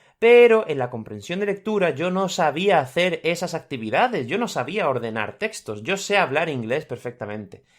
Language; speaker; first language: Spanish; native; Spanish